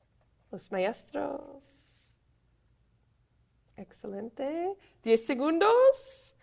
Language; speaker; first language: Spanish; non-native, fluent; English